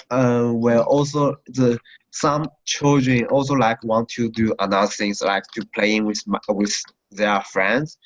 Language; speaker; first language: English; non-native, learner; Chinese